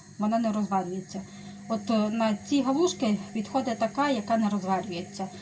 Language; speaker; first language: Ukrainian; native; Ukrainian